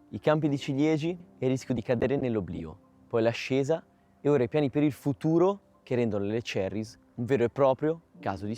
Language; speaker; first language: Italian; native; Italian